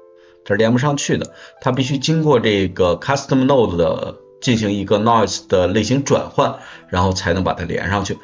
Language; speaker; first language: Chinese; native; Chinese